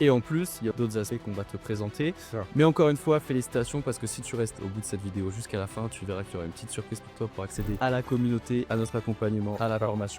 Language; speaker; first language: French; native; French